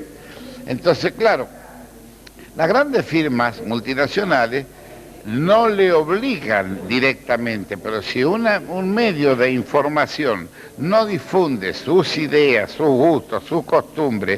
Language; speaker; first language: Spanish; native; Spanish